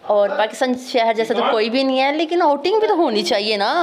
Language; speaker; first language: Urdu; native; Urdu